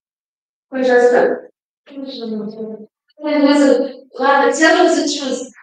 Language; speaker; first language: Russian; non-native, local second language; Kazakh